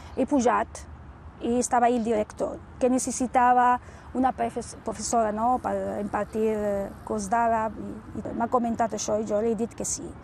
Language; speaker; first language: Catalan; non-native, fluent; Arabic